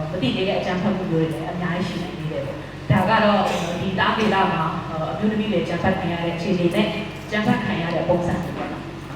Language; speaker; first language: Burmese; non-native, local second language; Shwe Palaung